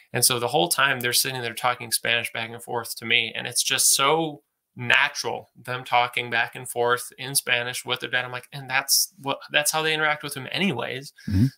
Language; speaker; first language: English; native; English